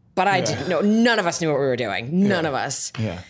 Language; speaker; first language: English; native; English